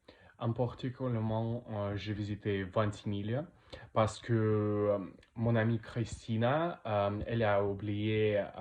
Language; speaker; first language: French; non-native, learner; Russian